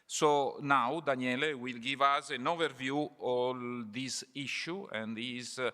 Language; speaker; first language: English; non-native, fluent; Italian